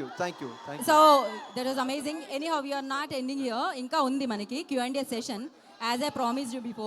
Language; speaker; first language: Telugu; native; Telugu